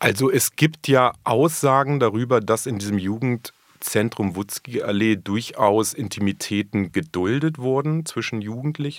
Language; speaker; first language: German; native; German